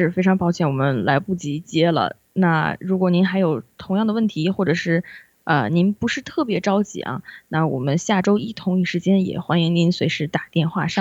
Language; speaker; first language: Chinese; native; Chinese